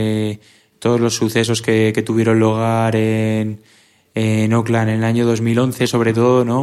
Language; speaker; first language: Spanish; native; Spanish